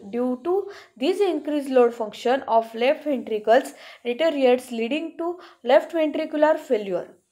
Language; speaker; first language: English; non-native, local second language; Marathi